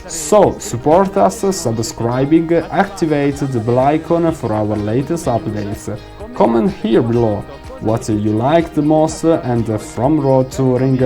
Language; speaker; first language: English; non-native, fluent; Italian